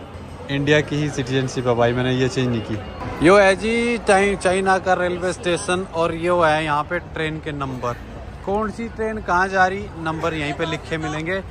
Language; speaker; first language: Hindi; native; Hindi